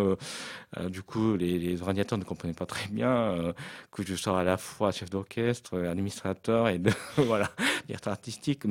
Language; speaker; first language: French; non-native, fluent; Japanese